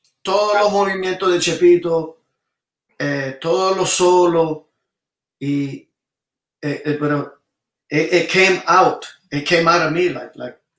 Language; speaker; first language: Spanish; early bilingual, other home language; English